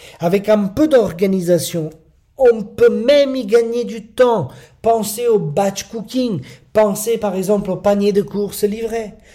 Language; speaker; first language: French; non-native, fluent; Italian